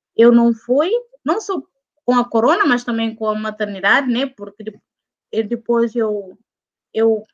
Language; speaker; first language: Portuguese; non-native, local second language; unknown